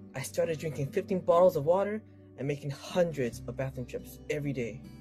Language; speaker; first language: English; early bilingual, other home language; Chinese